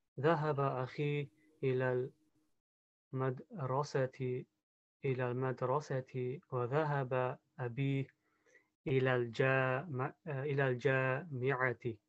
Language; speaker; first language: Arabic; non-native, learner; English